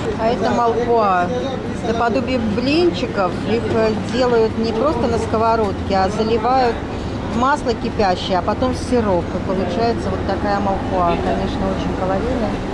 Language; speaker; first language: Russian; native; Russian